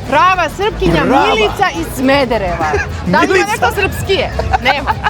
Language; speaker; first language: Bosnian; native; Bosnian